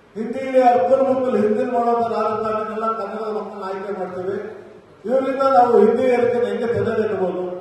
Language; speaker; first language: Kannada; native; Kannada